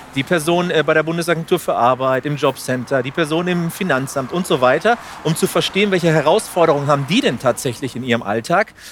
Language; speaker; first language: German; non-native, fluent; Spanish